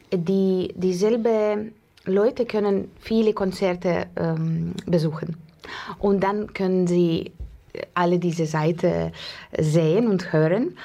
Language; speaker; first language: German; non-native, learner; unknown